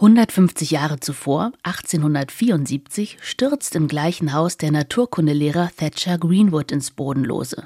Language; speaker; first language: German; native; German